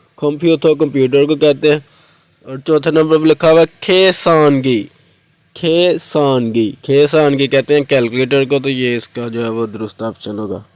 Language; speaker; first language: Urdu; non-native, local second language; Punjabi